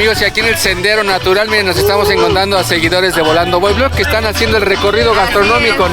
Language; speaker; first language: Spanish; native; Spanish